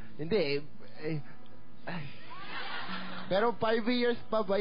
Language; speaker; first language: Filipino; non-native, learner; Korean